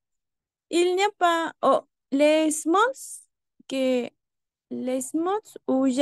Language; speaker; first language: French; non-native, learner; Spanish